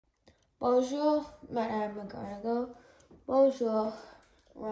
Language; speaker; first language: French; non-native, learner; English